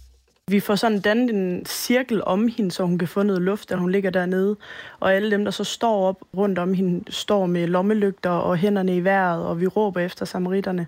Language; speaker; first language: Danish; native; Danish